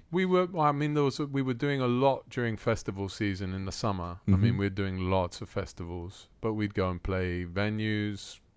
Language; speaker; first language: English; early bilingual, other home language; Italian